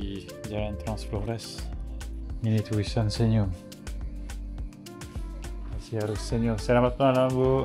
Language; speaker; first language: Indonesian; non-native, learner; French